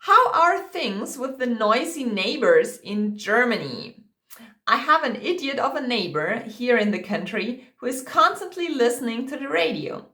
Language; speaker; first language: English; non-native, fluent; German